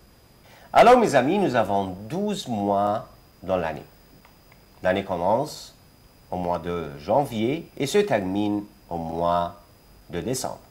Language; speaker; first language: French; non-native, fluent; Arabic